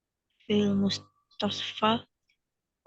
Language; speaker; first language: Arabic; non-native, learner; Indonesian